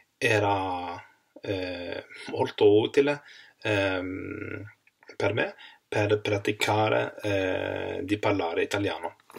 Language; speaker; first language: Italian; non-native, learner; Swedish